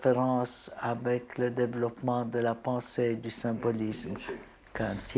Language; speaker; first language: French; non-native, fluent; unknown